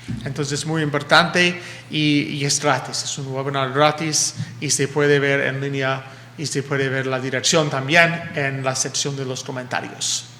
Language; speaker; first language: Spanish; early bilingual, heritage; English